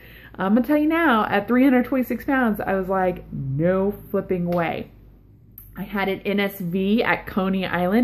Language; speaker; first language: English; native; English